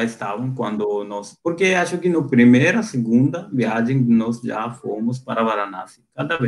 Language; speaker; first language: Portuguese; non-native, local second language; Hindi